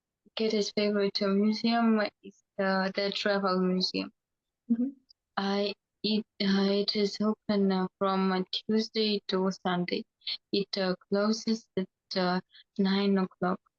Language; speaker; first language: English; non-native, learner; Russian